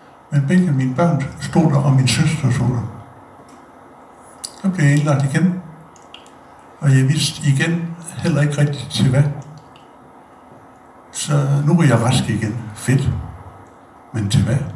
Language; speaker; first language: Danish; native; Danish